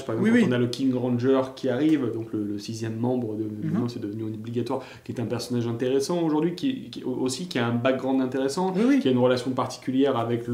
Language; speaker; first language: French; native; French